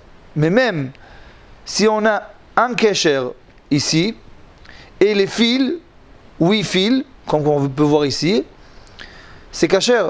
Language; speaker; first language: French; non-native, learner; Hebrew